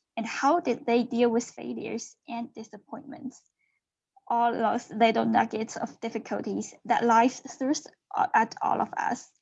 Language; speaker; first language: English; non-native, fluent; Chinese